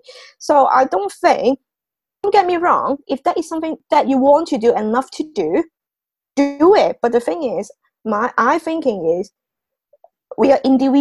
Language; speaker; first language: English; non-native, local second language; Cantonese